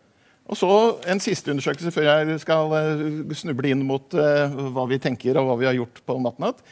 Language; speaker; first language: Norwegian; native; Norwegian